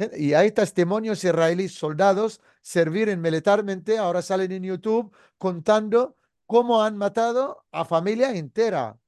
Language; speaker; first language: Spanish; non-native, fluent; Arabic